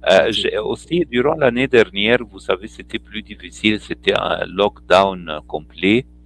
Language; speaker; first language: French; non-native, fluent; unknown